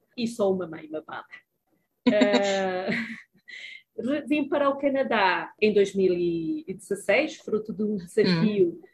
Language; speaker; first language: Portuguese; early bilingual, heritage; Spanish